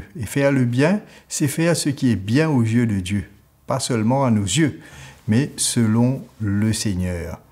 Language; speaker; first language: French; native; French